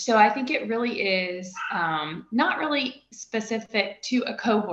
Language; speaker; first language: English; native; English